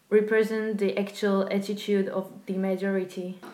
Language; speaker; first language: English; non-native, fluent; Slovak